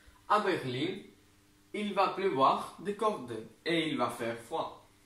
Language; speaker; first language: French; non-native, learner; Spanish